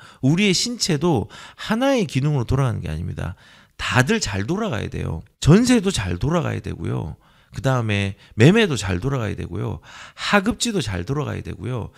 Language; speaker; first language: Korean; native; Korean